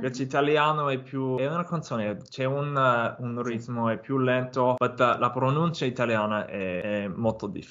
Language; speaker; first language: Italian; non-native, fluent; English